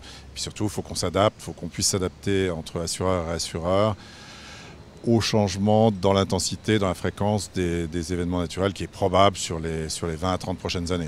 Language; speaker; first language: French; native; French